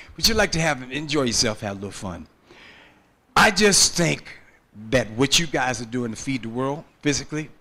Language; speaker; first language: English; native; English